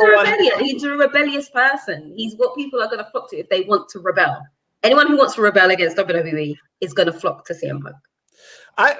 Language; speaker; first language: English; native; English